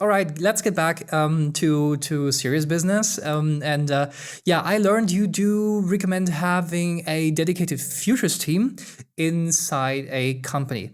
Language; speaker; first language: English; non-native, fluent; German